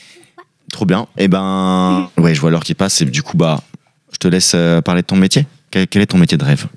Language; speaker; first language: French; native; French